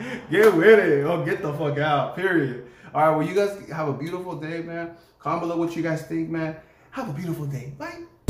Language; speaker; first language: English; early bilingual, other home language; Spanish